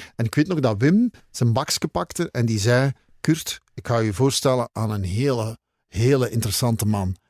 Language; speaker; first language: Dutch; native; Dutch